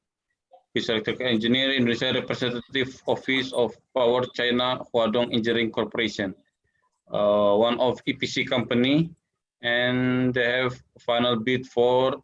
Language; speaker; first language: English; non-native, learner; Indonesian